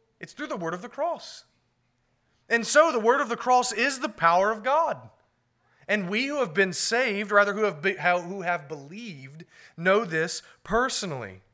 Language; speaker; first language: English; native; English